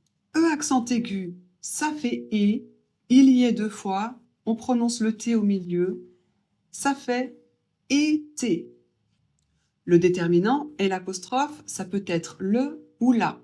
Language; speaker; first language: French; native; French